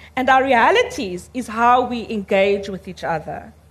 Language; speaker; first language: English; early bilingual, other home language; Afrikaans